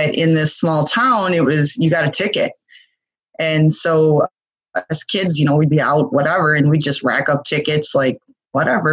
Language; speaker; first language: English; native; English